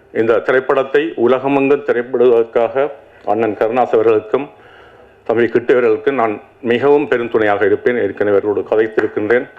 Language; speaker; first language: Tamil; native; Tamil